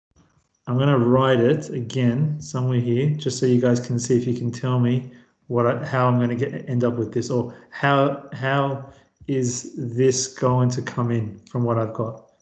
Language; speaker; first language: English; native; English